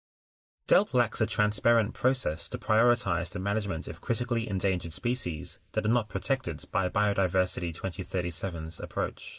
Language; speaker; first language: English; native; English